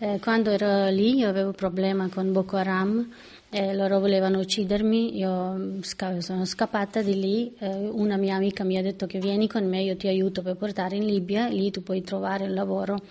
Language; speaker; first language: Italian; non-native, learner; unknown